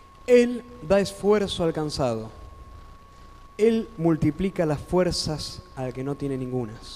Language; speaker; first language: Spanish; native; Spanish